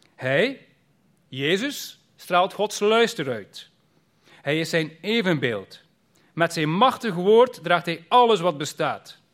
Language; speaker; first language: Dutch; native; Dutch